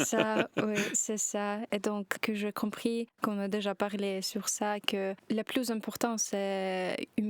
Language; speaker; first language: French; non-native, learner; Ukrainian